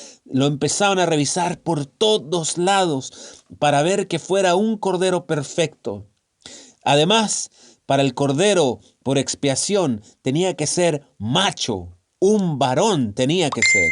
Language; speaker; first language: Spanish; native; Spanish